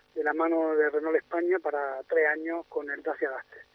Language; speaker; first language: Spanish; native; Spanish